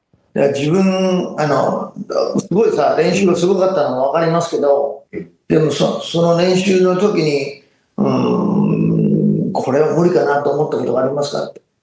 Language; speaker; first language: Japanese; non-native, fluent; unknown